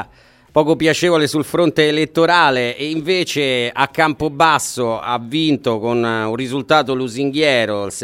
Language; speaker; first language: Italian; native; Italian